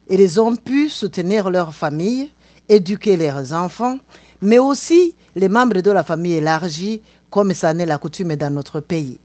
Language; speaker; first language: French; non-native, local second language; Rundi